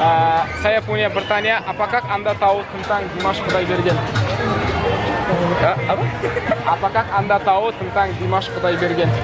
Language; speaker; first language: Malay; non-native, learner; Kazakh